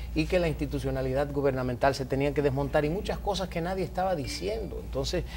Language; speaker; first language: Spanish; early bilingual, heritage; Spanish